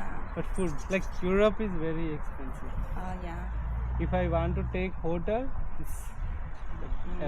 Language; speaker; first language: English; non-native, local second language; Telugu